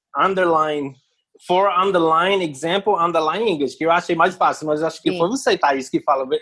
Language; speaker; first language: Portuguese; non-native, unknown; English